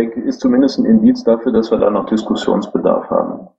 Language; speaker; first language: German; native; German